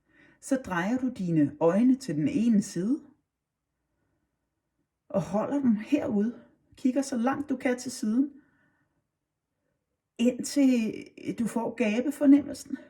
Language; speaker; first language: Danish; native; Danish